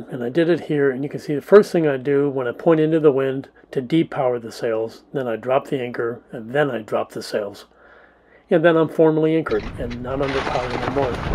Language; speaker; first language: English; native; English